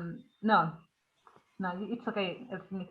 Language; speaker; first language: English; non-native, learner; Spanish